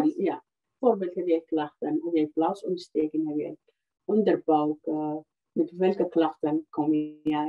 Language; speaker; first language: Dutch; non-native, fluent; Arabic